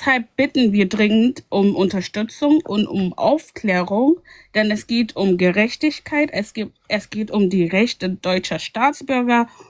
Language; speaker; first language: German; native; German